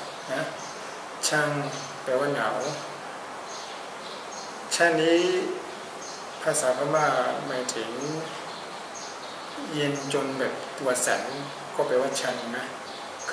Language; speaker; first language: Thai; native; Thai